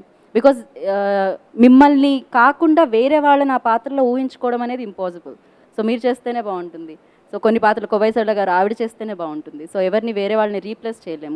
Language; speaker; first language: Telugu; native; Telugu